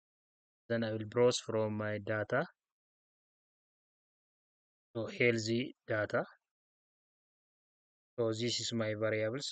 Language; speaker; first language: English; non-native, local second language; Oromo